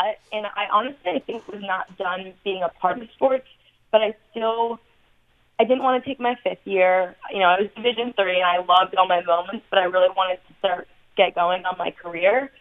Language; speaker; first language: English; native; English